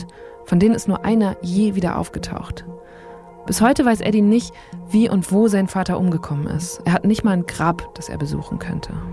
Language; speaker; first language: German; native; German